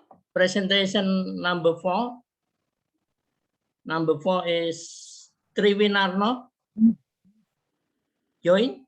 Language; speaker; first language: English; non-native, learner; Indonesian